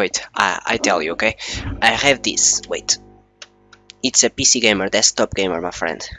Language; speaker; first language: English; non-native, learner; Portuguese